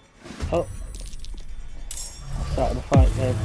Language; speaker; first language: English; native; English